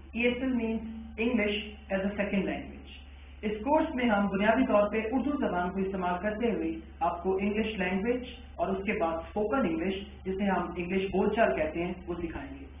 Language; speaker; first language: Urdu; native; Urdu